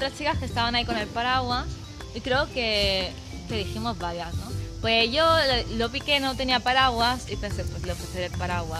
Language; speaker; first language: Spanish; native; Spanish